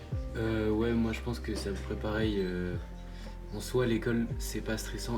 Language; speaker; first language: French; native; French